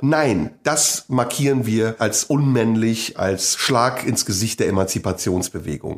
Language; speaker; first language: German; native; German